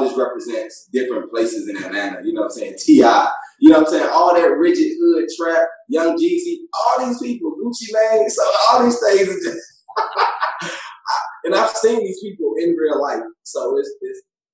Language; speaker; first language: English; native; English